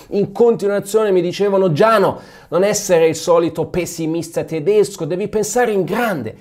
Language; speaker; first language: Italian; non-native, fluent; German